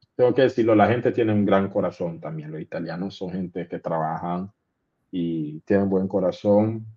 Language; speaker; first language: Spanish; non-native, local second language; English